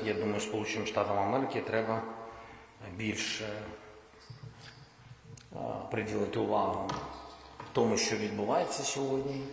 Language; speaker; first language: Ukrainian; non-native, local second language; Russian